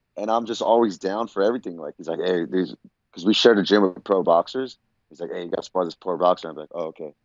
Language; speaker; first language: English; native; English